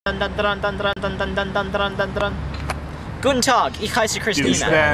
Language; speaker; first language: German; non-native, learner; English